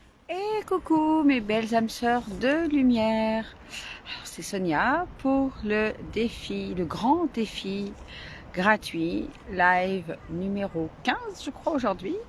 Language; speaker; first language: French; native; French